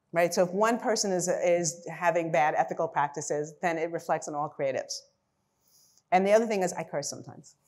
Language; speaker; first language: English; native; English